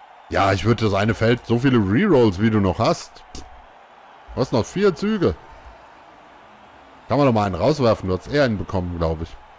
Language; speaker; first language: German; native; German